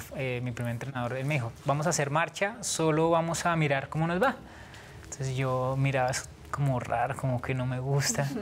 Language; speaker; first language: Spanish; native; Spanish